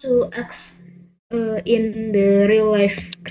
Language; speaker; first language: English; non-native, learner; Indonesian